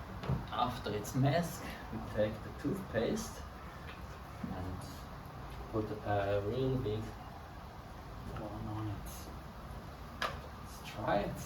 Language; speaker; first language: English; non-native, fluent; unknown